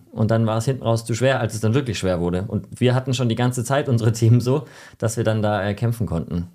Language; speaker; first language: German; native; German